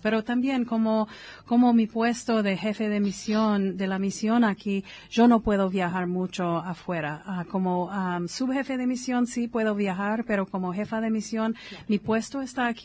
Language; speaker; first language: Spanish; non-native, fluent; English